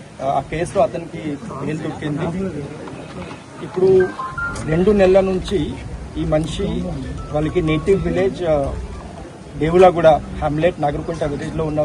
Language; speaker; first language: Telugu; non-native, learner; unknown